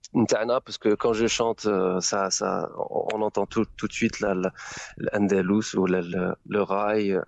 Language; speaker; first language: French; non-native, local second language; Arabic